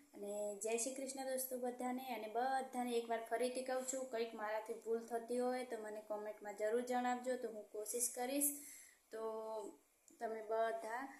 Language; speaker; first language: Gujarati; native; Gujarati